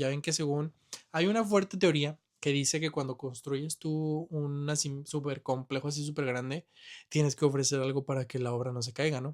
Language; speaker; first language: Spanish; native; Spanish